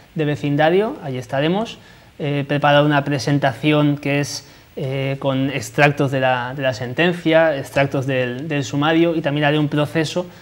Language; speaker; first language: Spanish; native; Spanish